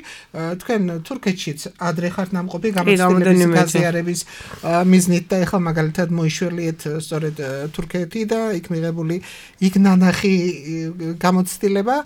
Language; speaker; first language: Georgian; native; Georgian